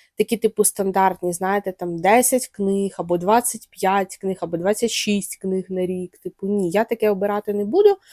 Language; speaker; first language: Ukrainian; non-native, local second language; Russian